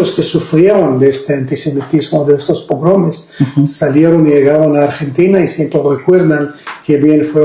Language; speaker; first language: Spanish; non-native, fluent; Hebrew